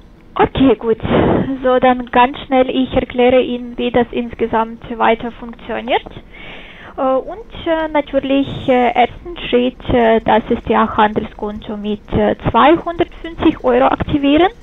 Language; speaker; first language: German; non-native, fluent; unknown